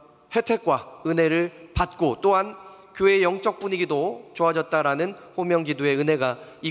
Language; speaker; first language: Korean; native; Korean